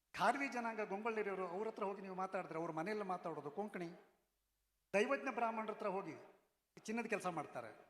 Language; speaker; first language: Kannada; non-native, local second language; Konkani